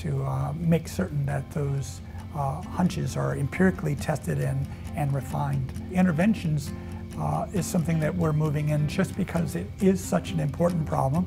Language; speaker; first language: English; native; English